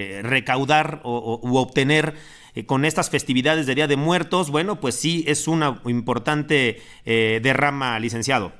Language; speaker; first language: Spanish; native; Spanish